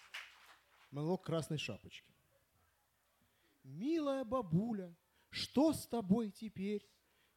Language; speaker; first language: Russian; native; Russian